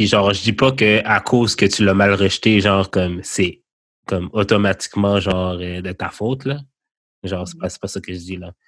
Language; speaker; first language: French; native; French